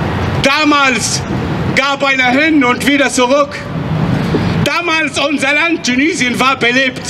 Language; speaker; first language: German; non-native, fluent; Arabic